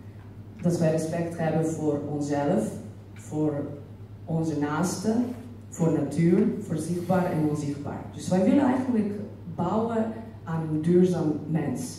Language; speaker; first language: Dutch; non-native, fluent; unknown